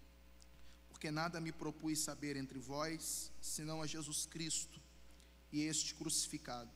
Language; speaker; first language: Portuguese; native; Portuguese